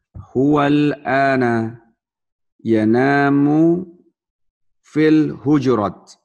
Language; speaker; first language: Arabic; non-native, learner; Indonesian